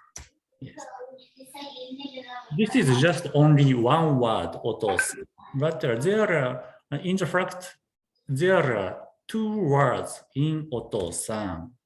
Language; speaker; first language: English; non-native, learner; Japanese